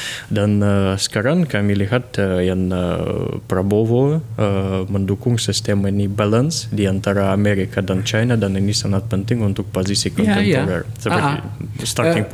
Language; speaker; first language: Indonesian; non-native, fluent; Russian